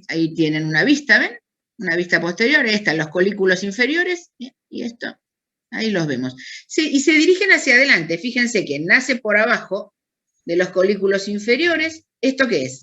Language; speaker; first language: Spanish; native; Spanish